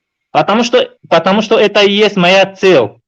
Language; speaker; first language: Russian; non-native, local second language; Tajik